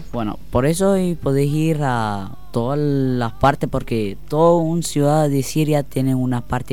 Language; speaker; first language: Spanish; non-native, learner; Arabic